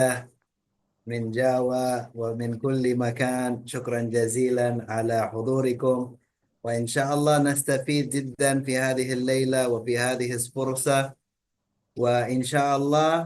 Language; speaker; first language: Arabic; early bilingual, heritage; Indonesian